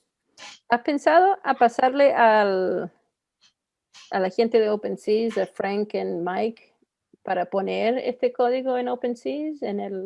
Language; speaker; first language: Spanish; non-native, fluent; Italian